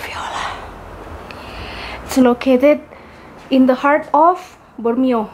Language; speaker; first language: English; non-native, fluent; Indonesian